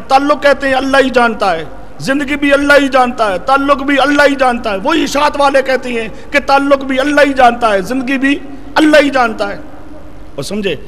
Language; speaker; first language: Urdu; non-native, local second language; Punjabi